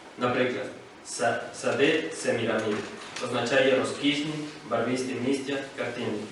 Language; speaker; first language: Ukrainian; non-native, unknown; Spanish